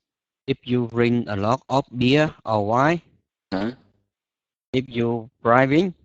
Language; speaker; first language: English; non-native, learner; Vietnamese